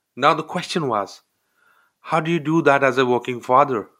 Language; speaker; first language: English; non-native, local second language; Hindi